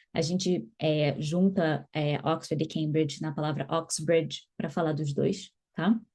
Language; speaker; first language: Portuguese; native; Portuguese